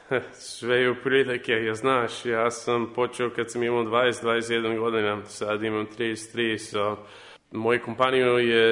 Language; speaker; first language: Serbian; early bilingual, heritage; English